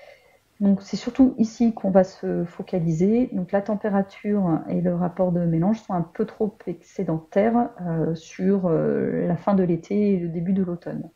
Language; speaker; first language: French; native; French